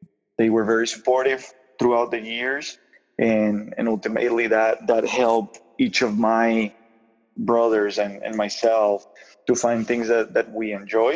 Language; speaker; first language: English; non-native, fluent; Spanish